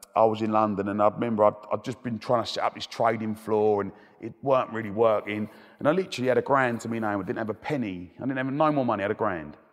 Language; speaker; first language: English; native; English